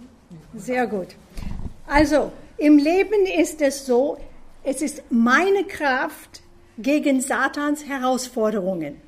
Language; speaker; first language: German; non-native, fluent; English